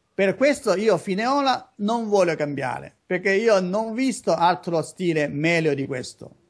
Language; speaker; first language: Italian; non-native, learner; Chinese